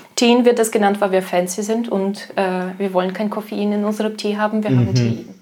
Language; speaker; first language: German; non-native, fluent; Russian